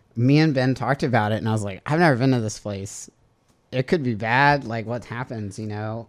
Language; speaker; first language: English; native; English